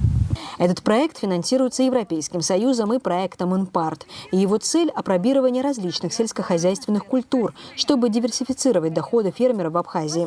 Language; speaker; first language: Russian; native; Russian